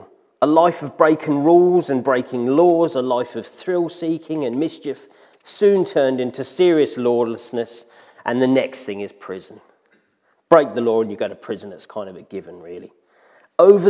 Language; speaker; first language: English; native; English